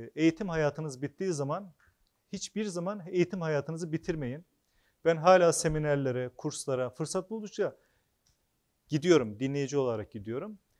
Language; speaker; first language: Turkish; native; Turkish